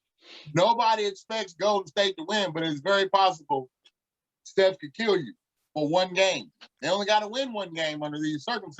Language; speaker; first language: English; native; English